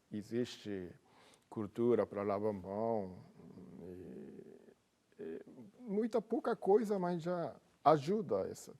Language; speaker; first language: Portuguese; non-native, learner; Japanese